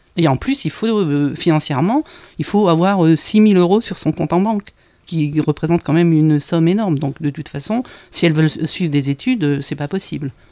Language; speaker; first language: French; native; French